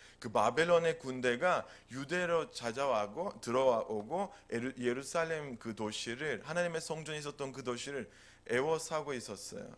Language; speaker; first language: Korean; non-native, fluent; Turkish